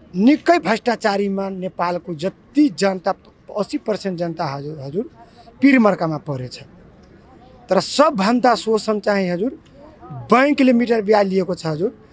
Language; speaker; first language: Nepali; non-native, local second language; Maithili